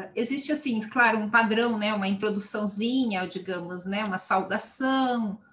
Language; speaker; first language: Portuguese; native; Portuguese